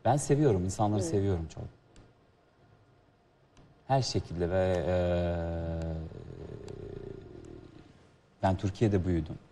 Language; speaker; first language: Turkish; non-native, fluent; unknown